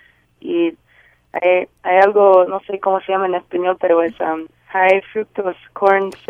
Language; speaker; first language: Spanish; non-native, learner; English